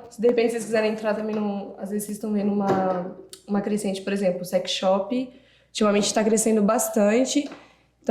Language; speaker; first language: Portuguese; native; Portuguese